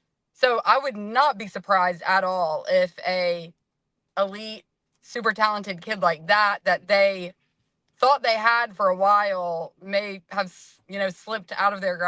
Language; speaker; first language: English; native; English